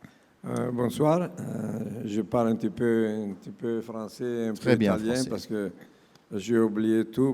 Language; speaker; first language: French; non-native, learner; Italian